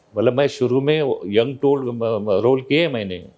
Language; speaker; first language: Hindi; non-native, local second language; Marathi